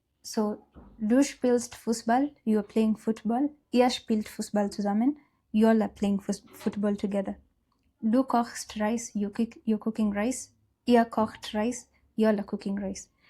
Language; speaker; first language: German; non-native, fluent; English